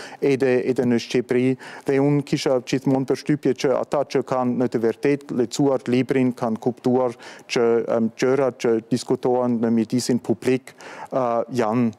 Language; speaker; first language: Albanian; non-native, fluent; German